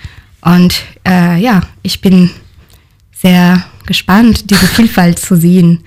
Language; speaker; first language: German; non-native, learner; French